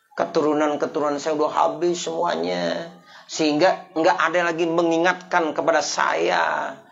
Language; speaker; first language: Indonesian; native; Indonesian